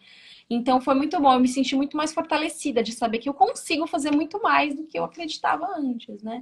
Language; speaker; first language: Portuguese; native; Portuguese